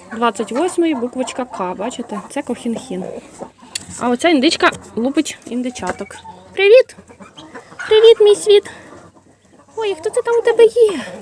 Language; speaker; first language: Ukrainian; non-native, local second language; Russian